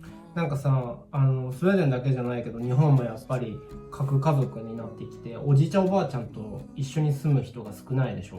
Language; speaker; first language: Japanese; native; Japanese